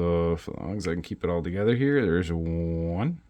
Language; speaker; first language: English; native; English